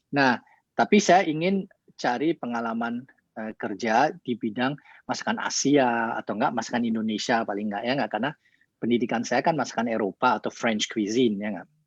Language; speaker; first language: Indonesian; early bilingual, heritage; Indonesian